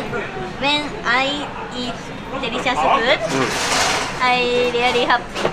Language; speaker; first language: English; non-native, learner; Japanese